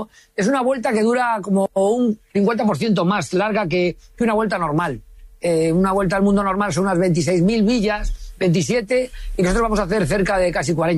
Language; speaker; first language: Spanish; native; Spanish